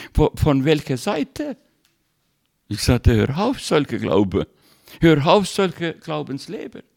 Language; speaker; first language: German; non-native, learner; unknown